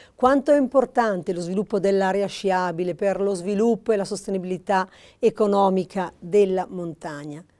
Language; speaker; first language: Italian; native; Italian